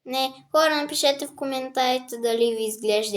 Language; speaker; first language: Bulgarian; native; Bulgarian